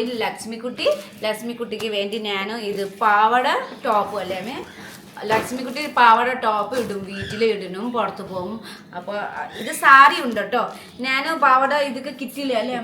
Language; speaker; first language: Malayalam; non-native, learner; Nepali